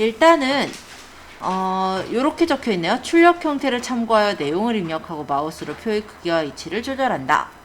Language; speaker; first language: Korean; native; Korean